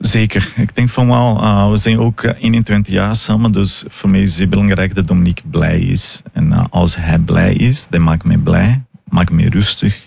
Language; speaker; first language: Dutch; early bilingual, heritage; Portuguese